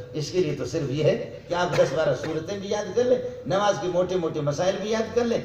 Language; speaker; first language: Urdu; non-native, local second language; Brahui